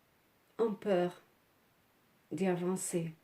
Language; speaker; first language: French; non-native, learner; Portuguese